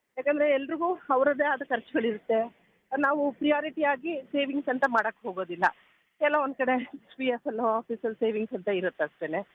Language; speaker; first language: Kannada; native; Kannada